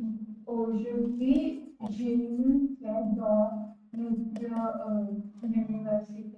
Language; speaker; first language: French; non-native, learner; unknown